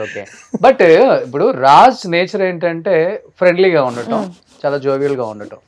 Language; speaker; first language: Telugu; native; Telugu